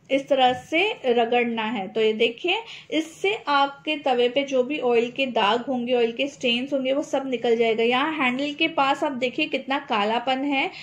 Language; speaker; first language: Hindi; non-native, local second language; Gujarati